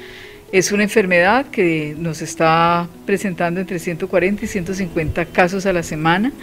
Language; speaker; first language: Spanish; native; Spanish